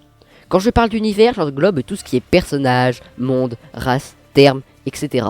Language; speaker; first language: French; native; French